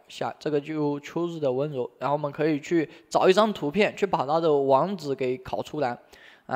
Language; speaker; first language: Chinese; native; Chinese